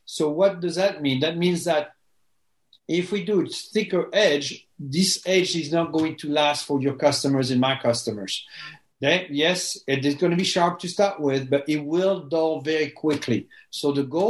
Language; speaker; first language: English; non-native, fluent; French